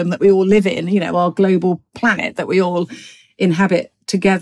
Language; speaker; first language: English; native; English